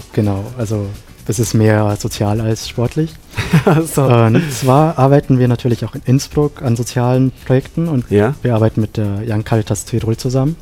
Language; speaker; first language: German; non-native, fluent; Sinhala